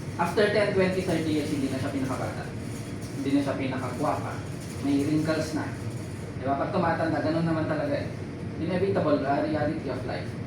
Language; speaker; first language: Filipino; non-native, local second language; Iloko